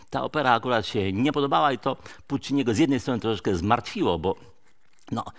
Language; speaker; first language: Polish; native; Polish